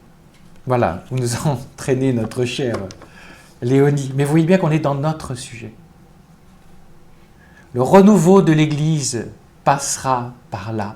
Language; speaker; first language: French; native; French